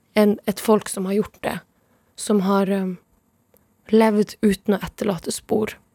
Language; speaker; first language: Norwegian; non-native, local second language; Northern Sami